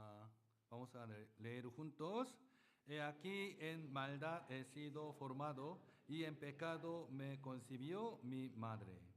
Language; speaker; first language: Spanish; non-native, learner; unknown